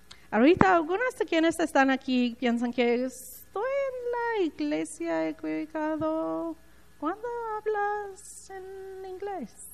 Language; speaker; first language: Spanish; early bilingual, heritage; Spanish